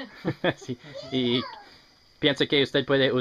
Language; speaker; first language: Spanish; non-native, learner; English